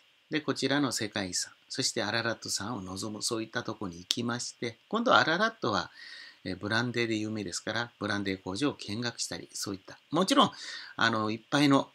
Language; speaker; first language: Japanese; native; Japanese